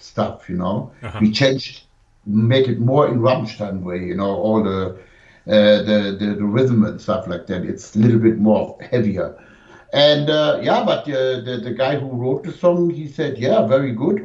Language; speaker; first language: English; non-native, fluent; German